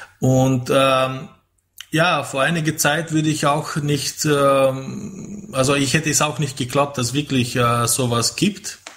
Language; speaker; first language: German; non-native, fluent; Romanian